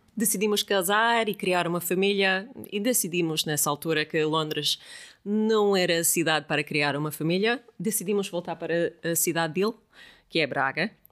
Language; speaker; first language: Portuguese; non-native, fluent; English